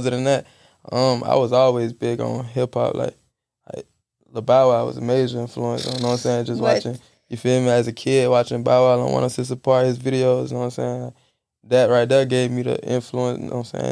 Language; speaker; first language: English; native; English